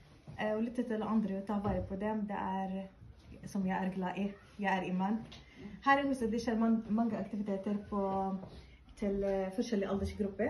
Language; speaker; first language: Norwegian; non-native, fluent; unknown